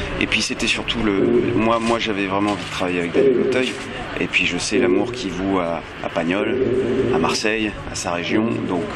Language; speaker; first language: French; native; French